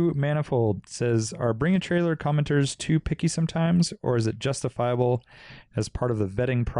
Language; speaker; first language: English; native; English